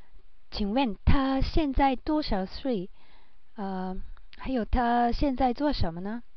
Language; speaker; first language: Chinese; non-native, learner; Japanese